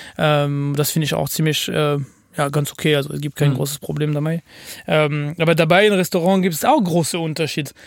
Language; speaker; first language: German; non-native, fluent; French